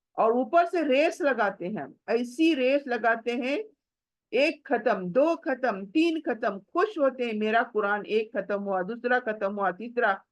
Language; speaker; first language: Urdu; native; Urdu